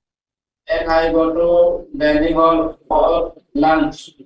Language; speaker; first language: English; non-native, learner; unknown